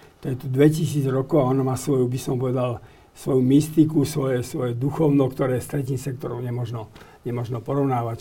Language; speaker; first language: Slovak; native; Slovak